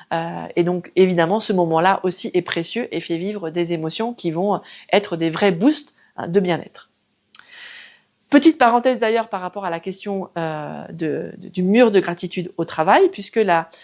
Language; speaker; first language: French; native; French